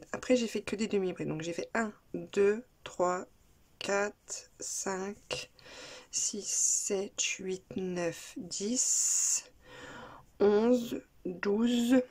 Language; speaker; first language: French; native; French